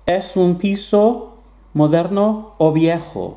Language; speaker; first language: Spanish; non-native, fluent; English